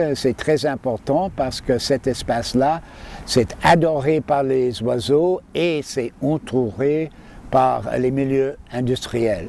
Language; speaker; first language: French; non-native, local second language; English